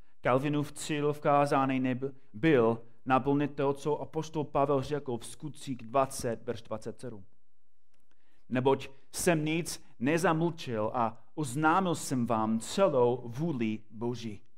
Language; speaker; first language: Czech; non-native, fluent; English